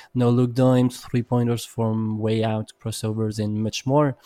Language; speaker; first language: English; non-native, fluent; French